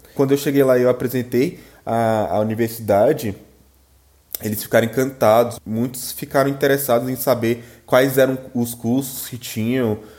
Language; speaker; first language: Portuguese; native; Portuguese